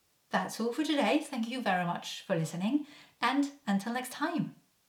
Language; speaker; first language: English; non-native, fluent; French